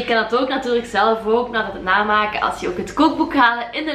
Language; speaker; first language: Dutch; native; Dutch